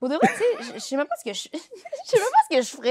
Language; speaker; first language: French; native; French